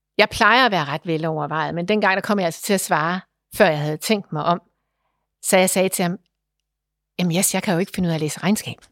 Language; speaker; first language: Danish; native; Danish